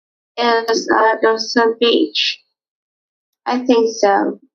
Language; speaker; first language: English; non-native, learner; Vietnamese